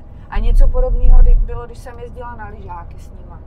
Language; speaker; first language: Czech; native; Czech